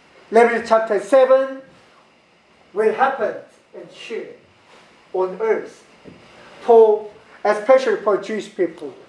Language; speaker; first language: English; non-native, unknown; Korean